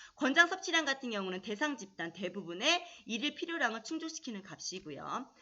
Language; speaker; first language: Korean; native; Korean